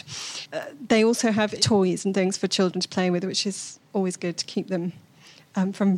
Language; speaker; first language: English; native; English